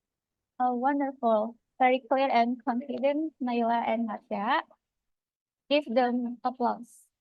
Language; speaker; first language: English; non-native, fluent; Indonesian